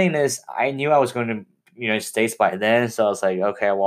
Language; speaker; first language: English; non-native, fluent; Chinese